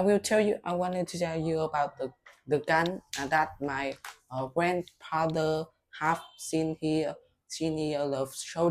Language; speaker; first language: English; non-native, learner; Vietnamese